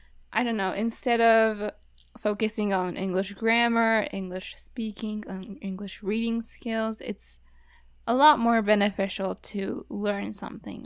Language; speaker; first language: English; early bilingual, other home language; Japanese